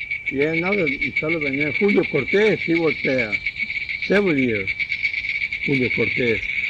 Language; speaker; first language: English; early bilingual, other home language; Spanish